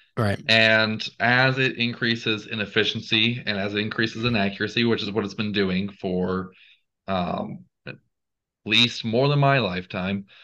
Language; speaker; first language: English; native; English